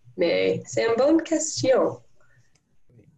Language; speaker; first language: French; non-native, learner; English